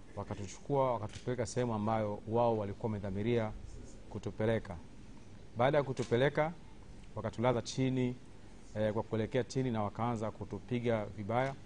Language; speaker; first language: Swahili; native; Swahili